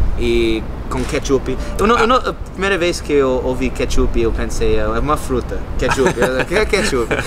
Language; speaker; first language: Portuguese; non-native, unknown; English